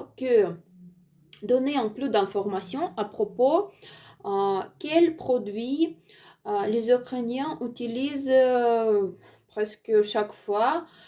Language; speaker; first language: French; non-native, learner; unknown